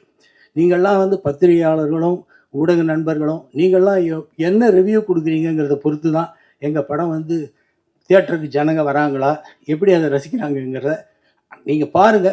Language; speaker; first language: Tamil; native; Tamil